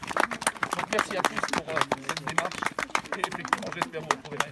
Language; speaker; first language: French; native; French